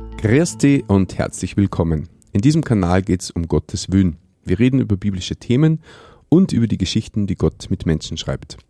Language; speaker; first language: German; native; German